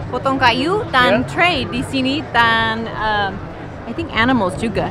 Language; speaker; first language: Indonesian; non-native, learner; English